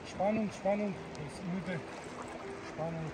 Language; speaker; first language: German; non-native, learner; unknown